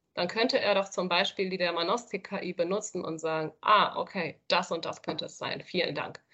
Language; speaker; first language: German; early bilingual, other home language; Spanish